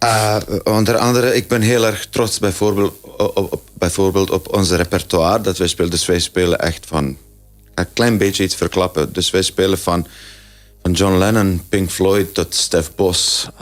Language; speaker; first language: Dutch; non-native, fluent; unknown